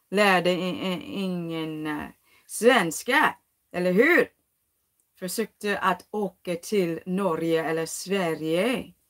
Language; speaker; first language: Swedish; non-native, learner; English